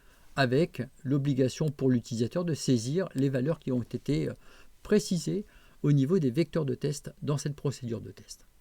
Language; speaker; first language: French; native; French